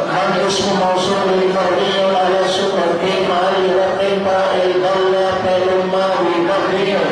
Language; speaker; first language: Arabic; non-native, fluent; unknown